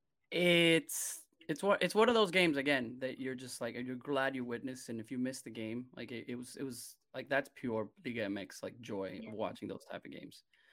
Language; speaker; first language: English; native; English